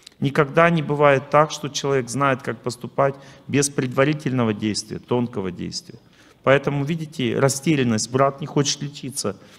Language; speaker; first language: Russian; native; Russian